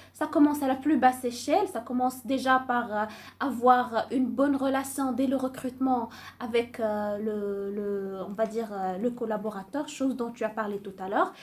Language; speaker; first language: French; non-native, local second language; Arabic